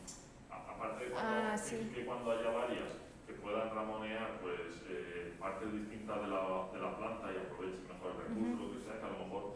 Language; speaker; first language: Spanish; native; Spanish